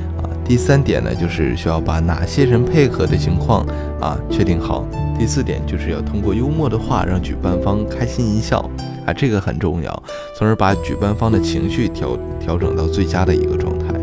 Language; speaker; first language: Chinese; native; Chinese